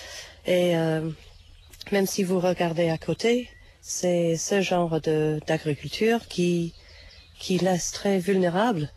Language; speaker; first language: French; non-native, fluent; English